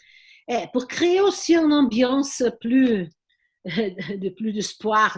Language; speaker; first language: French; non-native, fluent; Portuguese